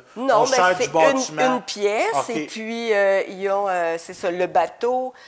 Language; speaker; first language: French; native; French